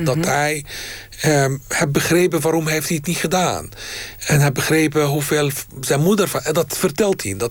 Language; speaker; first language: Dutch; non-native, fluent; Arabic